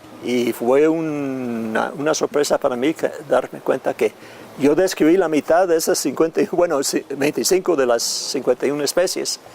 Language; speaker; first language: Spanish; non-native, fluent; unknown